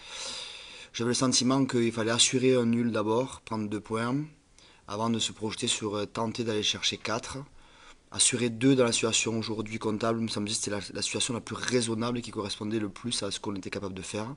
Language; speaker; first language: French; native; French